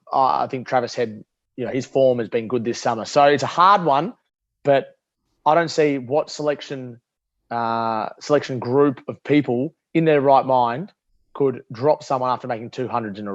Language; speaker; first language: English; native; English